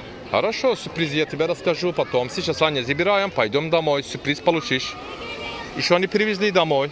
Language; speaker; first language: Russian; non-native, learner; Turkish